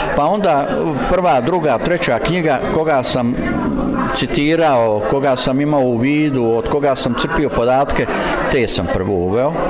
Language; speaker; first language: Bosnian; native; Bosnian